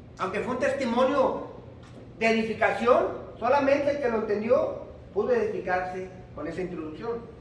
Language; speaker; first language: Spanish; early bilingual, heritage; Spanish